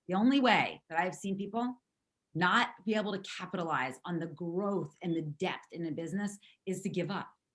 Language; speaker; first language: English; native; English